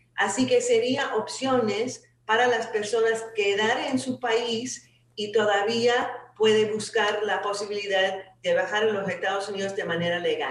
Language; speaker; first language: Spanish; non-native, fluent; English